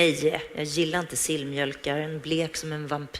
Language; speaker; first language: Swedish; native; Swedish